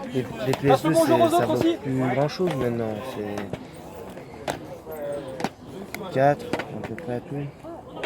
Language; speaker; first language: French; native; French